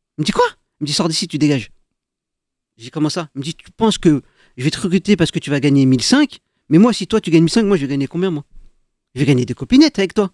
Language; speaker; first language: French; early bilingual, other home language; Arabic